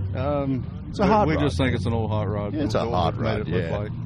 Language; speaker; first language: English; native; English